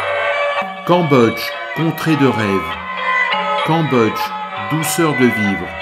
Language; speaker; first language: French; native; French